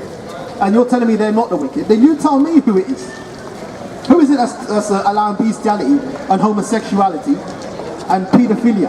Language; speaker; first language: English; native; English